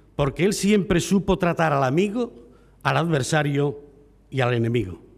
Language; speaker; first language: Spanish; native; Spanish